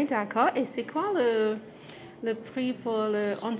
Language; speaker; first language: French; non-native, learner; English